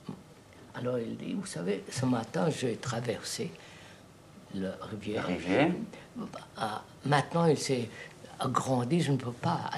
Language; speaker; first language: French; non-native, fluent; Telugu